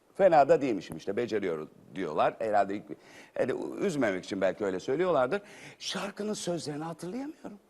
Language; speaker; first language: Turkish; native; Turkish